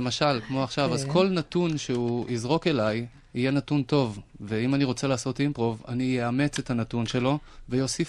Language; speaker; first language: Hebrew; native; Hebrew